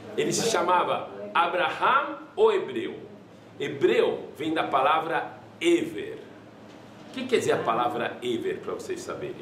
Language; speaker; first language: Portuguese; non-native, fluent; French